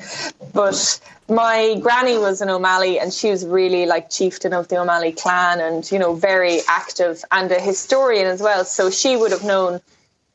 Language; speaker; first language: English; native; English